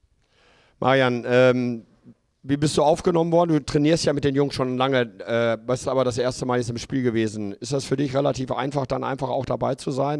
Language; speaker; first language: German; native; German